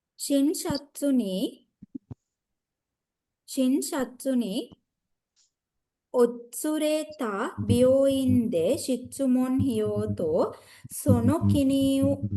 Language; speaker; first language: Japanese; non-native, learner; Sinhala